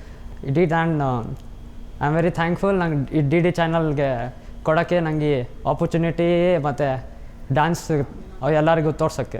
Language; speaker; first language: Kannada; non-native, local second language; Hindi